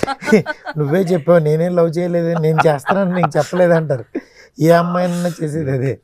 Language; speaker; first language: Telugu; native; Telugu